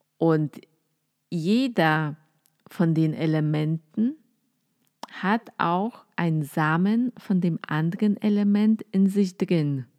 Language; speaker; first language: German; non-native, fluent; Polish